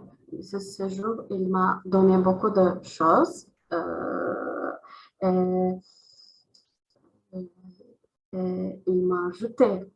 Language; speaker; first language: French; non-native, learner; Azerbaijani